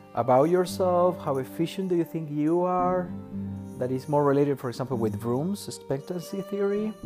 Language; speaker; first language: English; non-native, fluent; Spanish